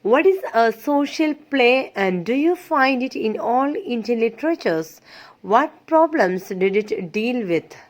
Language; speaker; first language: English; non-native, local second language; Malayalam